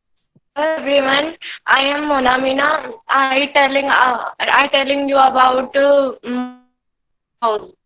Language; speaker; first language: English; non-native, learner; Hindi